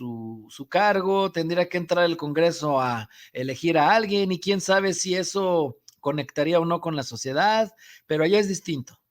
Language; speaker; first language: Spanish; native; Spanish